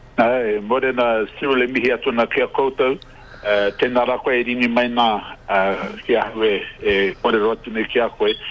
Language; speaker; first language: Māori; native; Māori